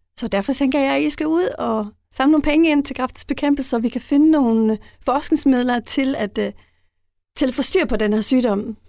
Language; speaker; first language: Danish; non-native, local second language; Faroese